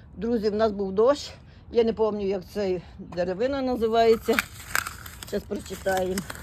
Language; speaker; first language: Ukrainian; native; Ukrainian